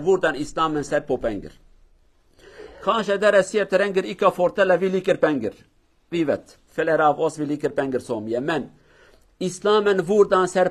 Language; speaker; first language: Norwegian; non-native, learner; Kurdish